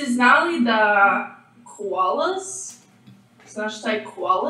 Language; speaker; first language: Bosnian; early bilingual, heritage; English